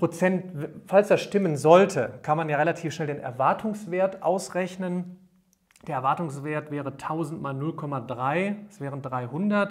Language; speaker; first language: German; native; German